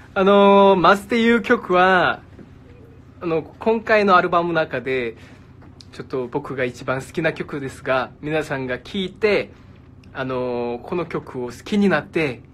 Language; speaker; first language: Japanese; non-native, learner; Korean